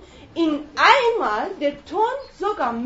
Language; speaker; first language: German; non-native, fluent; Persian